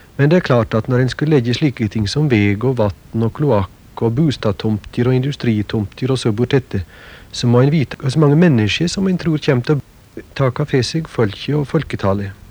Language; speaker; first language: Norwegian; native; Norwegian